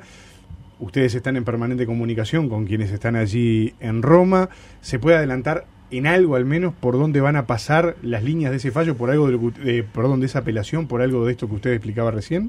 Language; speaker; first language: Spanish; native; Spanish